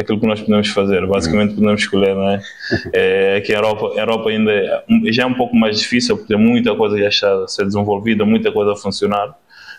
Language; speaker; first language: Portuguese; non-native, local second language; Kabuverdianu